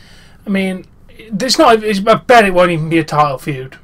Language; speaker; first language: English; native; English